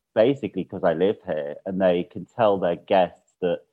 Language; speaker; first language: English; native; English